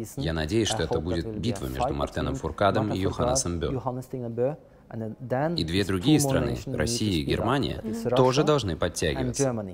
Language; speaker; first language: Russian; non-native, fluent; Norwegian